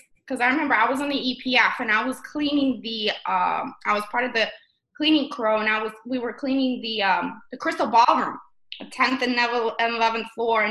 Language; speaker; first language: English; early bilingual, other home language; Russian